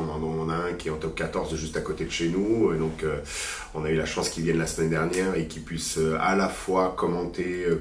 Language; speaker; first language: French; native; French